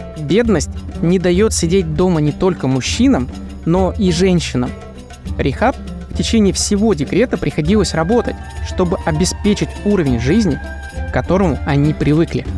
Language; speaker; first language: Russian; native; Russian